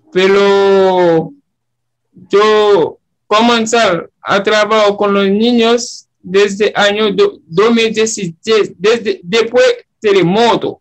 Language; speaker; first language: Spanish; non-native, learner; Haitian Creole